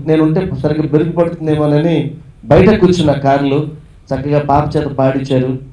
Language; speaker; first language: Telugu; native; Telugu